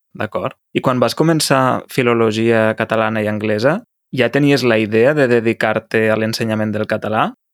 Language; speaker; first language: Catalan; native; Catalan